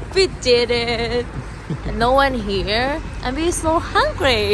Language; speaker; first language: English; non-native, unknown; Thai